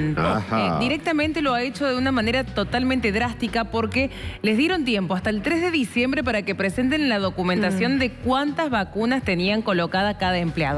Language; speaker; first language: Spanish; native; Spanish